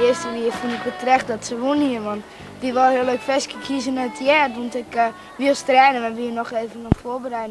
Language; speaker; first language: Dutch; non-native, local second language; Western Frisian